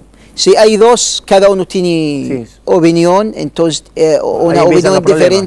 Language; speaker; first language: Spanish; non-native, learner; Arabic